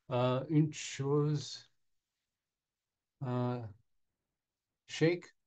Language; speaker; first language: French; non-native, learner; English